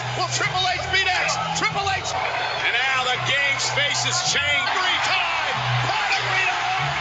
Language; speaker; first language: English; native; English